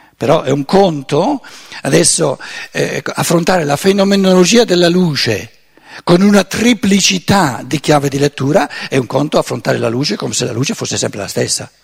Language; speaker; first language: Italian; native; Italian